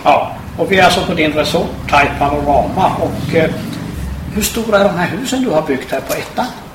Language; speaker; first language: Swedish; native; Swedish